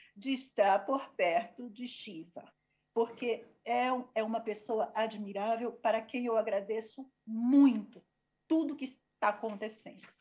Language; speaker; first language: Portuguese; native; Portuguese